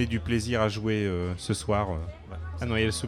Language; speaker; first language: French; native; French